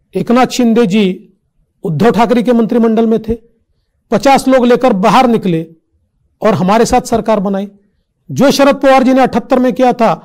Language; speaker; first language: Hindi; non-native, local second language; Marathi